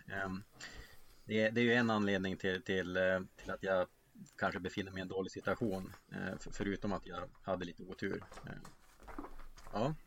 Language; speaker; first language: Swedish; native; Swedish